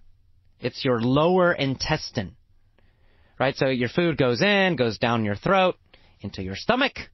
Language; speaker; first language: English; native; English